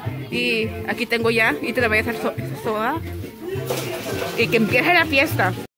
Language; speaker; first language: Spanish; early bilingual, heritage; Spanish